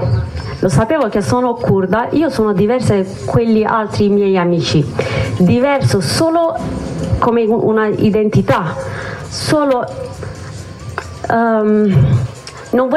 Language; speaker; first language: Italian; non-native, learner; Kurdish